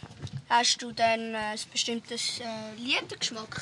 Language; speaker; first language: German; native; German